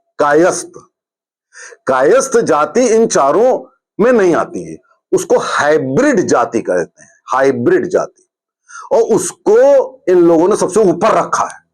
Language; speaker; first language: Hindi; native; Hindi